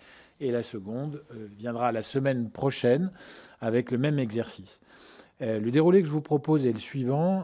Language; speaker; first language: French; native; French